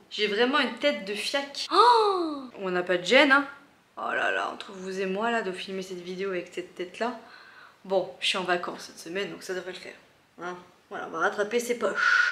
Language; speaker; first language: French; native; French